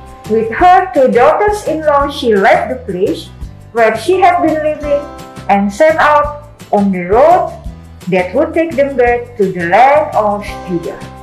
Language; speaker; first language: English; non-native, fluent; Indonesian